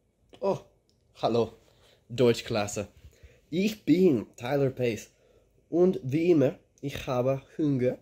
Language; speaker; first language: German; non-native, learner; English